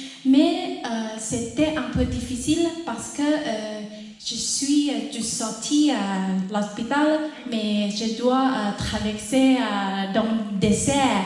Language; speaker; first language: French; non-native, learner; Thai